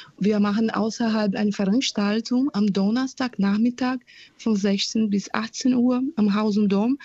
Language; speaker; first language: German; non-native, fluent; Portuguese